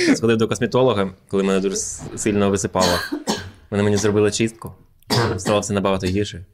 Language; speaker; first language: Ukrainian; non-native, local second language; Russian